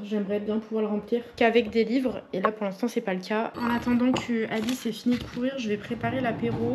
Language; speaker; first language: French; native; French